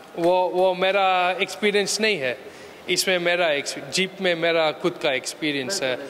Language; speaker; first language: Hindi; early bilingual, heritage; Hindi